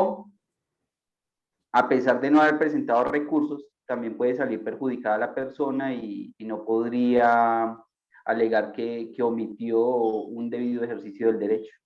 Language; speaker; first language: Spanish; native; Spanish